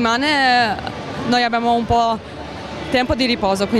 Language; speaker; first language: Italian; non-native, fluent; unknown